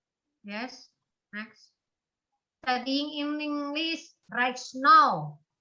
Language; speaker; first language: English; non-native, learner; Indonesian